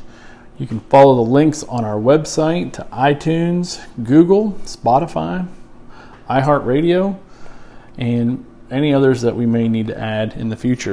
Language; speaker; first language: English; native; English